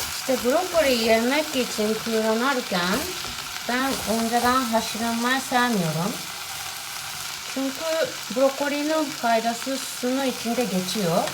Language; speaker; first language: Turkish; non-native, fluent; Japanese